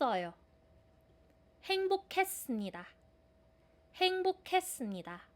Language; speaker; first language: Korean; non-native, fluent; Filipino